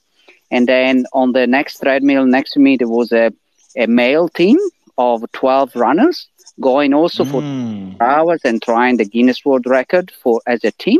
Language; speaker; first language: English; non-native, fluent; Italian